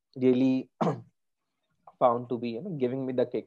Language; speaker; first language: English; non-native, local second language; Bangla